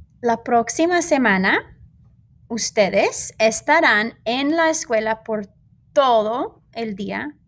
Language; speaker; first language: Spanish; non-native, fluent; English